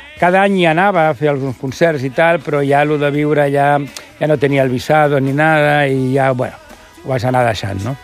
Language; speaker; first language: Catalan; non-native, local second language; Spanish